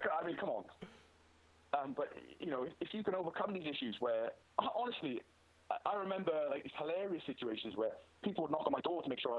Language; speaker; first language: English; native; English